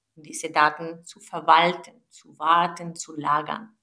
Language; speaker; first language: German; non-native, fluent; Spanish